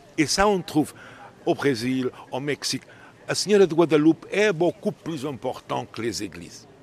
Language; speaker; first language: French; non-native, fluent; Portuguese